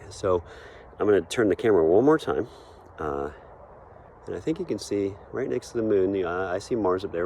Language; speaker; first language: English; native; English